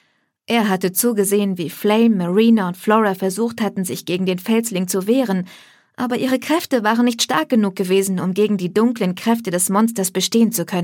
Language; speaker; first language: German; native; German